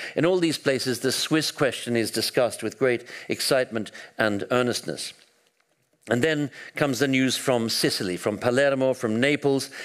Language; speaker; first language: English; native; English